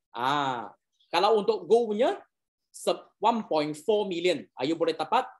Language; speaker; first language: Malay; non-native, local second language; Chinese